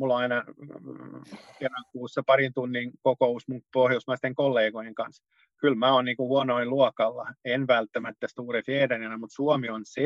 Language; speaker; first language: Finnish; non-native, local second language; Swedish